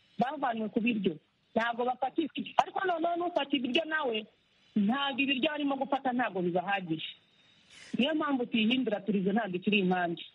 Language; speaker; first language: Kinyarwanda; native; Kinyarwanda